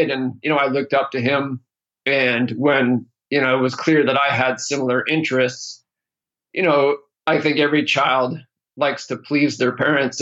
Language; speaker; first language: English; native; English